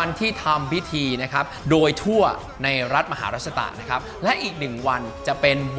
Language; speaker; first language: Thai; native; Thai